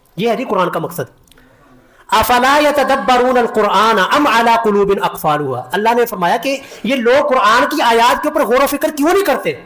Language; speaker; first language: Urdu; non-native, local second language; Punjabi